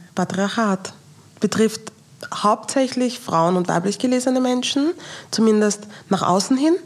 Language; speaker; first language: German; native; German